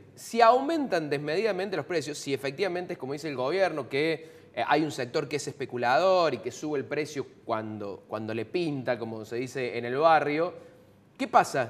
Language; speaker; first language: Spanish; native; Spanish